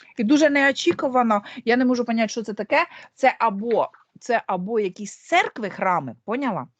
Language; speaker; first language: Ukrainian; non-native, local second language; Russian